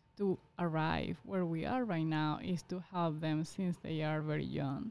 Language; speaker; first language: English; non-native, fluent; Spanish